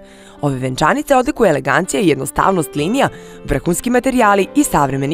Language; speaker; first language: Croatian; native; Croatian